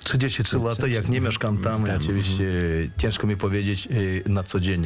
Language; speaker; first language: Polish; non-native, fluent; Russian